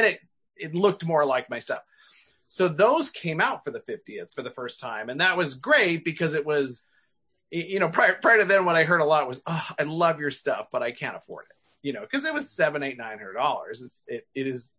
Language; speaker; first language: English; native; English